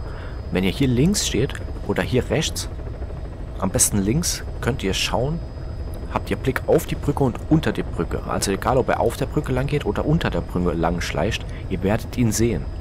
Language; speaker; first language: German; native; German